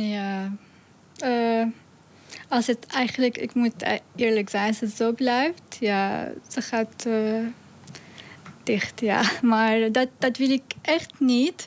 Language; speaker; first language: Dutch; non-native, learner; Arabic